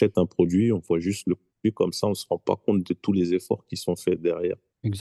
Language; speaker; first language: French; native; French